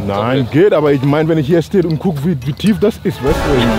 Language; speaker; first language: German; native; German